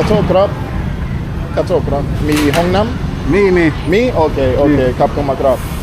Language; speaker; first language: Thai; non-native, learner; English